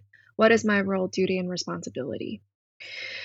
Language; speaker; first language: English; non-native, local second language; Cantonese